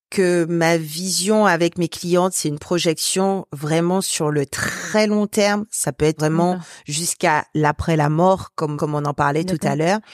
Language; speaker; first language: French; native; French